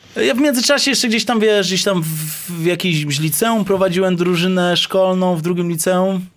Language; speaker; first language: Polish; native; Polish